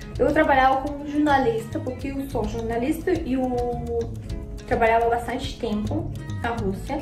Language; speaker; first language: Portuguese; non-native, learner; Russian